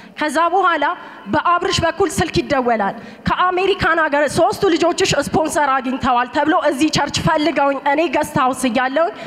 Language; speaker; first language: Amharic; native; Amharic